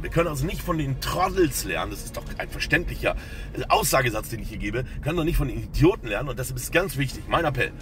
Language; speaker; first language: German; native; German